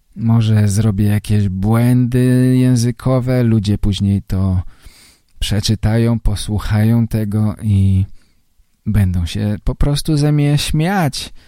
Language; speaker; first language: Polish; native; Polish